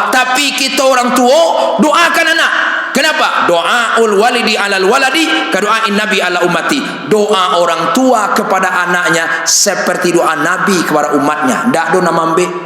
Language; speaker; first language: Malay; non-native, local second language; Minangkabau